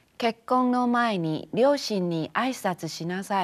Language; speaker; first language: Japanese; non-native, fluent; Chinese